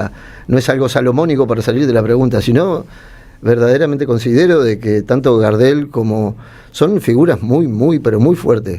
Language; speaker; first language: Spanish; native; Spanish